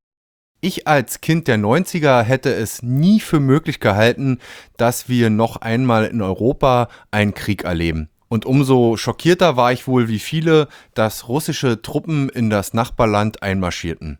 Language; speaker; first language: German; native; German